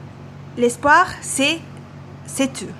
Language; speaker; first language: French; non-native, learner; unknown